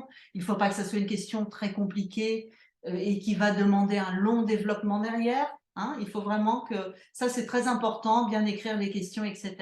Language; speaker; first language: French; native; French